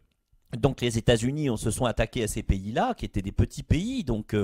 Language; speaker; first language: French; native; French